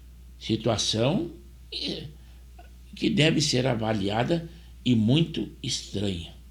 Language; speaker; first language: Portuguese; native; Portuguese